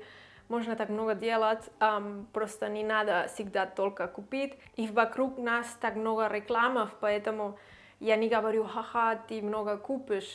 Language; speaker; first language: Russian; non-native, learner; Catalan